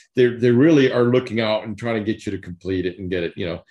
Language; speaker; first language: English; early bilingual, other home language; Spanish